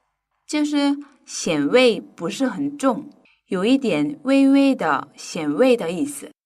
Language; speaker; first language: Chinese; non-native, fluent; Korean